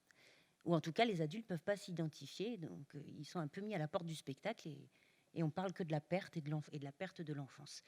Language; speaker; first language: French; native; French